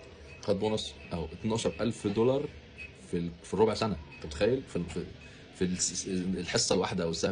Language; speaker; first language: Arabic; native; Arabic